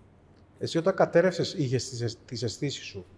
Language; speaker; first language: Greek; native; Greek